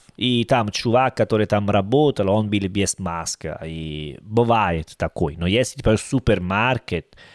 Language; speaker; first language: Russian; non-native, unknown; Italian